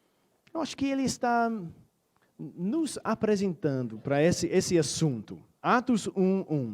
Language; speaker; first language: Portuguese; non-native, fluent; English